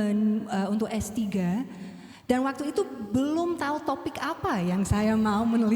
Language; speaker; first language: Indonesian; non-native, fluent; English